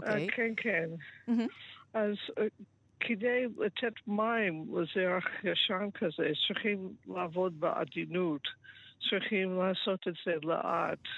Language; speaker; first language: Hebrew; non-native, fluent; English